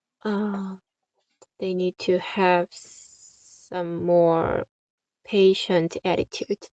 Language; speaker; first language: English; non-native, fluent; Korean